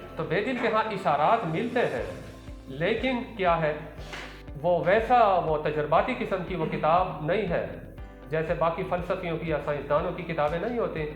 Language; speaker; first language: Urdu; non-native, local second language; Pashto